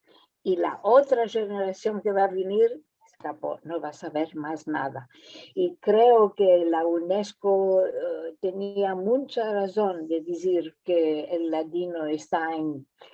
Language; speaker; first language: Spanish; early bilingual, heritage; Ladino